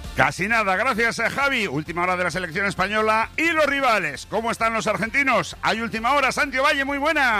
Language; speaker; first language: Spanish; native; Spanish